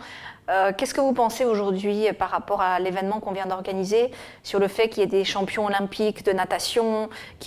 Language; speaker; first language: French; native; French